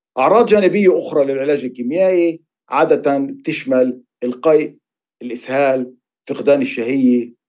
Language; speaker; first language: Arabic; native; Arabic